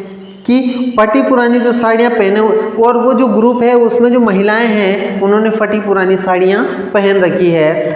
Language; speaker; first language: Hindi; native; Hindi